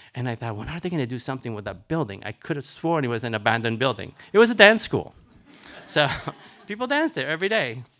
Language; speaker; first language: English; early bilingual, other home language; Spanish